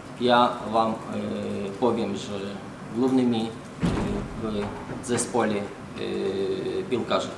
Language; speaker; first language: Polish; non-native, learner; Ukrainian